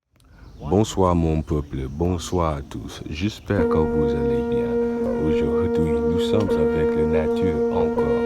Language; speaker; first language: French; non-native, learner; English